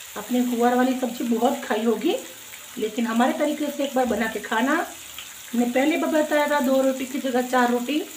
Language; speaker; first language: Hindi; non-native, local second language; Gujarati